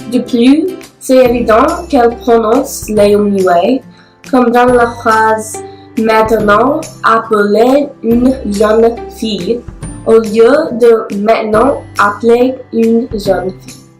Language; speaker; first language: French; non-native, learner; English